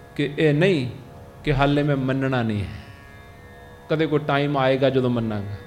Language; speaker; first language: Punjabi; early bilingual, heritage; Punjabi